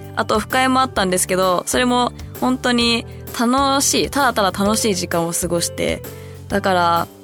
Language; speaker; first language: Japanese; early bilingual, heritage; Japanese